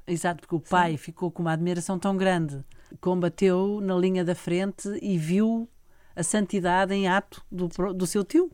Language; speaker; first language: Portuguese; native; Portuguese